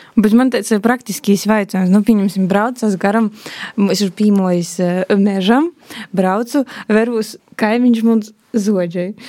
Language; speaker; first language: Latvian; native; Latvian